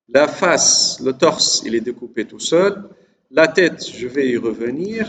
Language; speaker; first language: French; non-native, local second language; Arabic